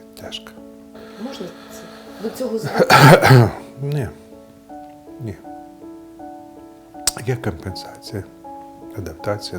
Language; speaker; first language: Ukrainian; non-native, local second language; Russian